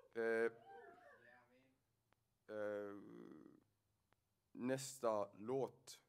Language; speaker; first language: Swedish; non-native, fluent; English